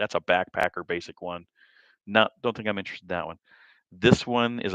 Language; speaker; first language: English; native; English